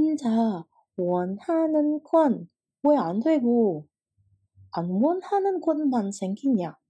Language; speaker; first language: Korean; non-native, fluent; Indonesian